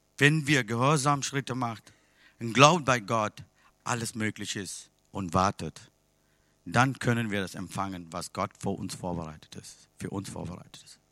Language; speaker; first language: German; non-native, learner; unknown